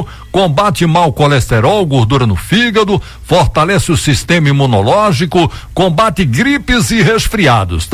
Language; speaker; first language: Portuguese; native; Portuguese